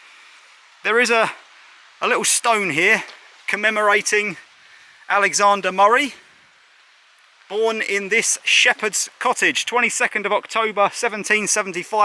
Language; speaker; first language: English; native; English